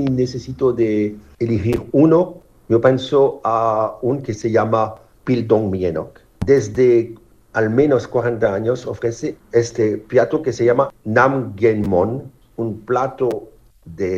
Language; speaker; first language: Spanish; non-native, fluent; French